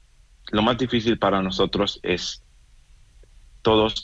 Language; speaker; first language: Spanish; non-native, fluent; Hebrew